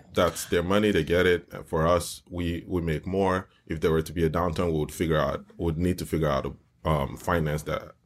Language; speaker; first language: English; non-native, local second language; Yoruba